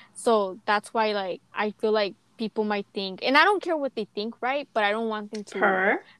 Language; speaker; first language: English; native; English